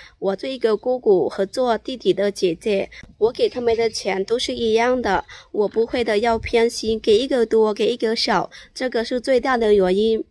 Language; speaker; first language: Chinese; non-native, fluent; Lao